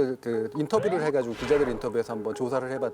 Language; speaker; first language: Korean; native; Korean